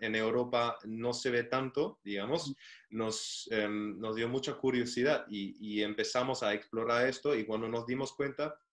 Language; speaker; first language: Spanish; non-native, fluent; German